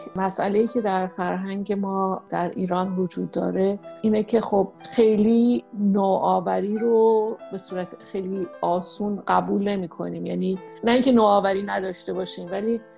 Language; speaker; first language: Persian; native; Persian